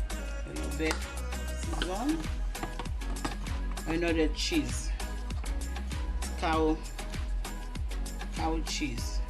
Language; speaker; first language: English; non-native, learner; Haitian Creole